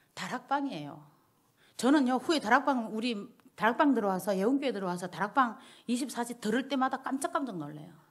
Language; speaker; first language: Korean; early bilingual, heritage; Korean